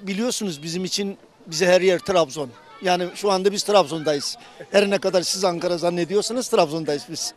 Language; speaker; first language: Turkish; native; Turkish